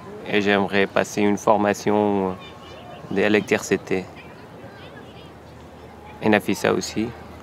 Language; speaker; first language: French; non-native, learner; Persian